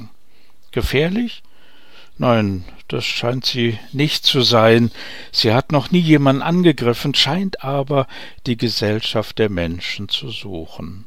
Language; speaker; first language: German; native; German